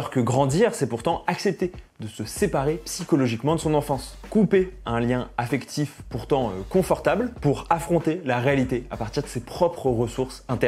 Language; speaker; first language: French; native; French